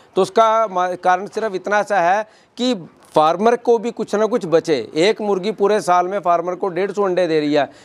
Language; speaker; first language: Hindi; native; Hindi